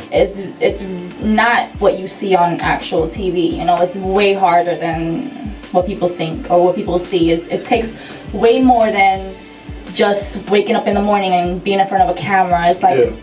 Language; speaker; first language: English; native; English